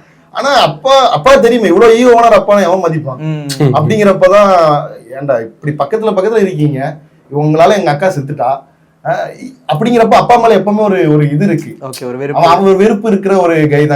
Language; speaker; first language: Tamil; native; Tamil